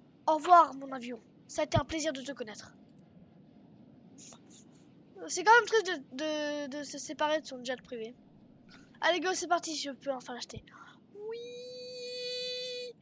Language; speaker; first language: French; native; French